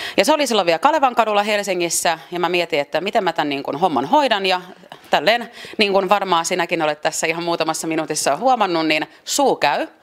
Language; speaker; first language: Finnish; early bilingual, other home language; French